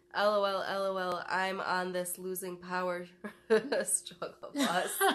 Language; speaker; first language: English; native; English